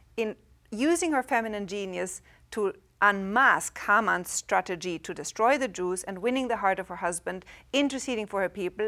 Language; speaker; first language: English; non-native, fluent; German